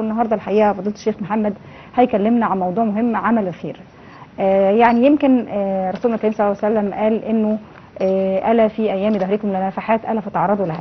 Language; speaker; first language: Arabic; native; Arabic